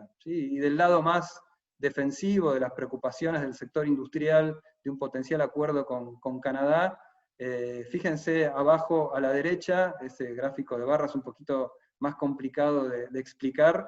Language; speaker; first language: Spanish; native; Spanish